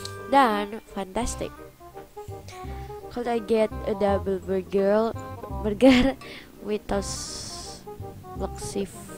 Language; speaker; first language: English; non-native, learner; Indonesian